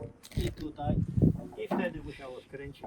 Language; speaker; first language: Polish; native; Polish